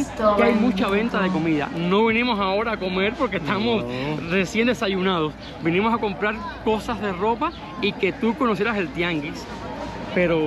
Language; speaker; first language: Spanish; native; Spanish